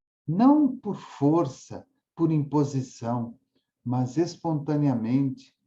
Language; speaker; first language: Portuguese; native; Portuguese